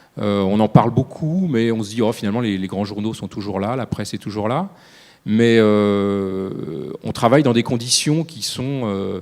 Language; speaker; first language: French; native; French